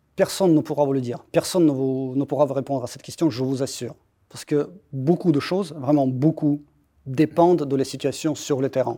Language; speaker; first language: French; non-native, fluent; Russian